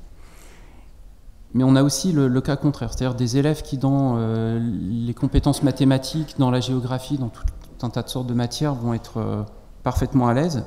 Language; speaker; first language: French; native; French